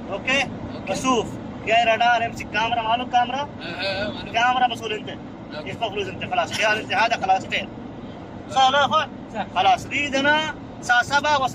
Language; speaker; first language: Arabic; non-native, learner; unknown